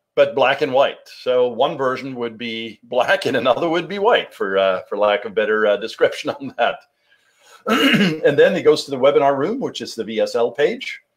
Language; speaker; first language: English; non-native, fluent; Norwegian